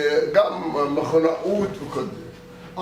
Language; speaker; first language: Hebrew; non-native, local second language; Arabic